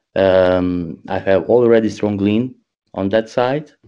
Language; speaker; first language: English; non-native, learner; Croatian